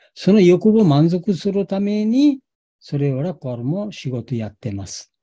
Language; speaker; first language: Japanese; non-native, learner; Bangla